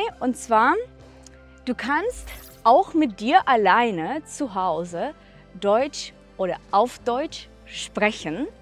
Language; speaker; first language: German; non-native, fluent; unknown